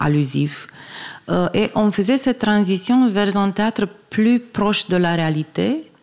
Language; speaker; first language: French; non-native, fluent; Romanian